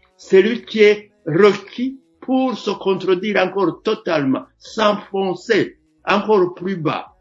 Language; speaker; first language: French; non-native, local second language; Rundi